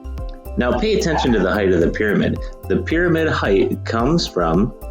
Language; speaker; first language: English; native; English